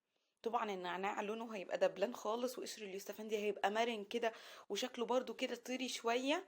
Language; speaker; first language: Arabic; native; Arabic